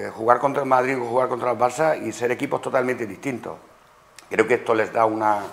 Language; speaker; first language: Spanish; native; Spanish